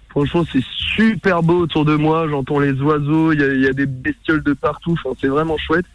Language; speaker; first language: French; native; French